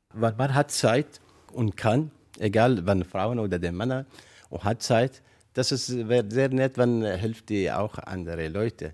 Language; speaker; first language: German; non-native, learner; Arabic